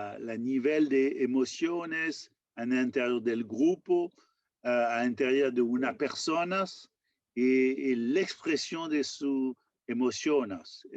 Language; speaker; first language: Spanish; non-native, fluent; French